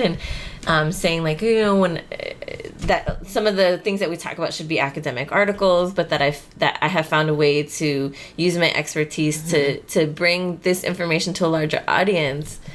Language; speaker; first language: English; early bilingual, other home language; Spanish